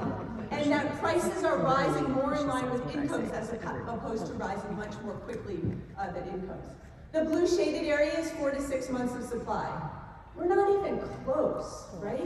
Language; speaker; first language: English; native; English